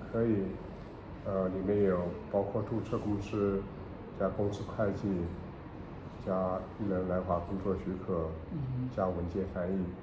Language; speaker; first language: Chinese; native; Chinese